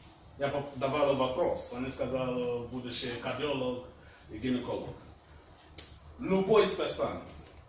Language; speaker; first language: Russian; non-native, learner; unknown